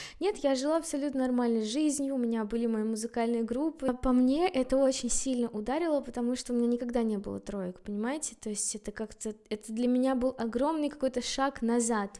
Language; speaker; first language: Russian; native; Russian